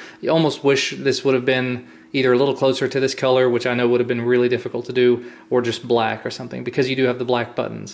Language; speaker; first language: English; native; English